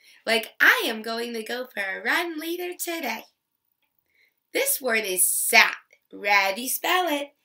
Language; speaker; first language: English; native; English